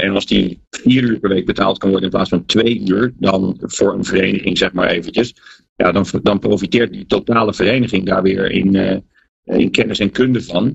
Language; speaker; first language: Dutch; native; Dutch